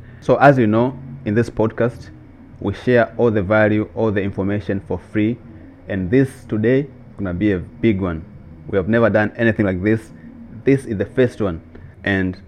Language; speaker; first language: English; non-native, local second language; Swahili